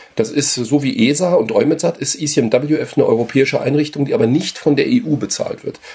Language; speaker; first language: German; native; German